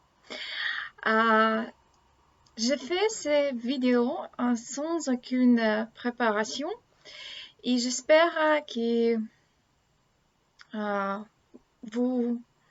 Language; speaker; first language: French; non-native, learner; Russian